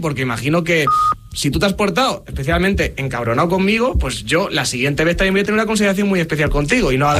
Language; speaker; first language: Spanish; native; Spanish